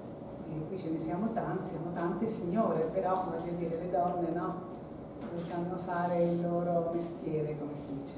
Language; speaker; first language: Italian; native; Italian